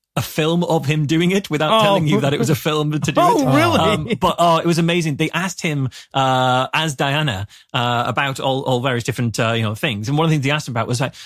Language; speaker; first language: English; native; English